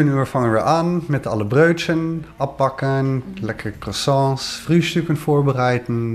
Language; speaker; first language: German; non-native, learner; Dutch